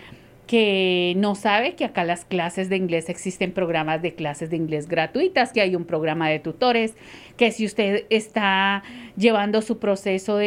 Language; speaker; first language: Spanish; native; Spanish